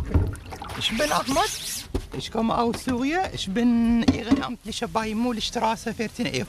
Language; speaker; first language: German; non-native, learner; Arabic